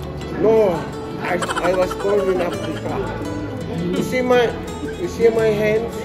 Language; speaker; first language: English; non-native, learner; Filipino